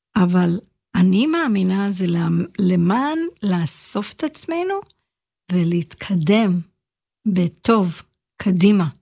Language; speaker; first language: Hebrew; early bilingual, heritage; Hebrew